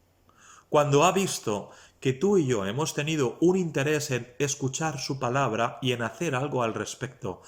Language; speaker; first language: Spanish; native; Spanish